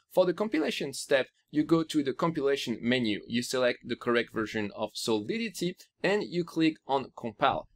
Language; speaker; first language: English; non-native, fluent; French